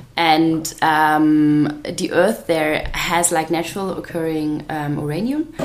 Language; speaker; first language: English; non-native, fluent; German